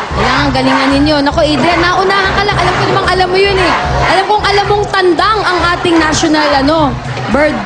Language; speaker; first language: Filipino; native; Filipino